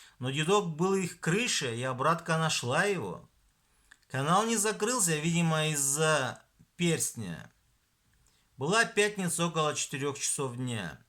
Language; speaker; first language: Russian; non-native, local second language; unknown